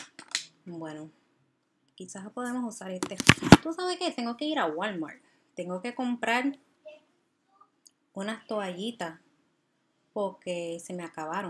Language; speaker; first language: Spanish; early bilingual, heritage; Spanish